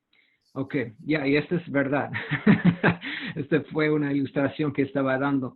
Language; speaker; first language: Spanish; non-native, fluent; English